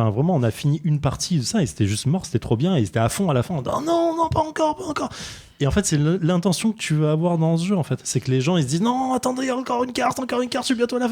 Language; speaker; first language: French; native; French